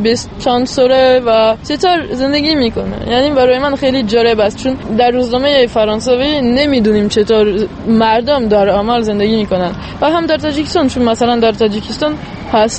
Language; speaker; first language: Persian; non-native, fluent; French